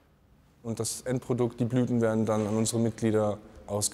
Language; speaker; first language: German; native; German